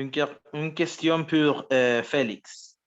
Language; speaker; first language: French; non-native, learner; Spanish